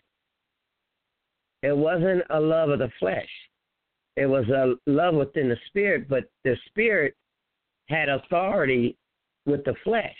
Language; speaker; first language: English; native; English